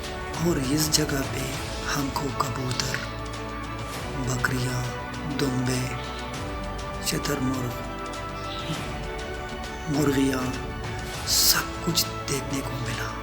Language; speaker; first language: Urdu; non-native, local second language; Pashto